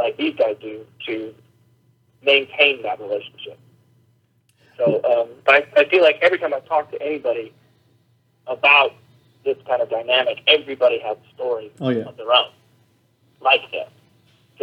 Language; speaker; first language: English; native; English